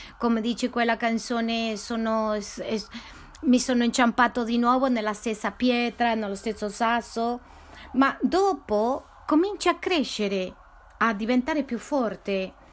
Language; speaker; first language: Italian; non-native, fluent; Spanish